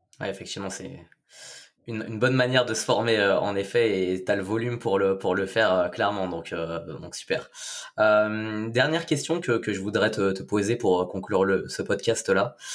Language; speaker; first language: French; native; French